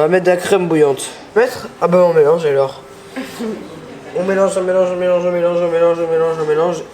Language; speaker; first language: French; native; French